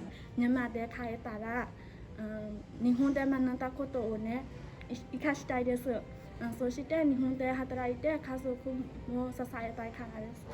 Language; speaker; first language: Japanese; non-native, learner; Vietnamese